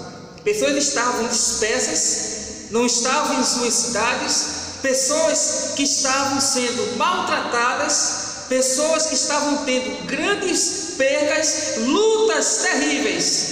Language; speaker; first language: Portuguese; native; Portuguese